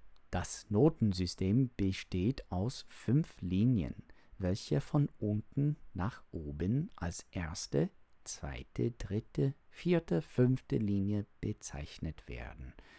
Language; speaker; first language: German; non-native, fluent; English